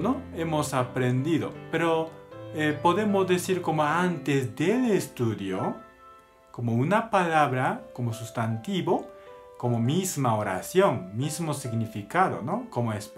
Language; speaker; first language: Spanish; non-native, learner; Japanese